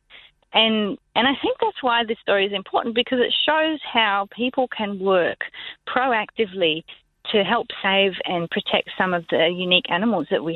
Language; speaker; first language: English; native; English